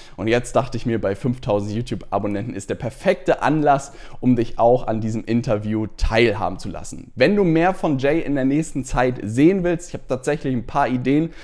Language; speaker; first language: German; native; German